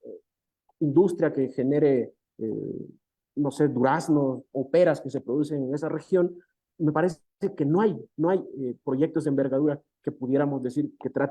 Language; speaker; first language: Spanish; native; Spanish